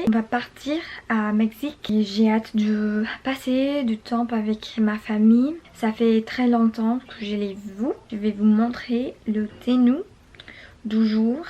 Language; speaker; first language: French; non-native, learner; English